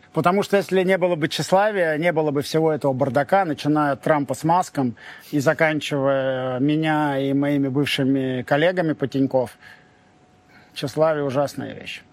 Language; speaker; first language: Russian; native; Russian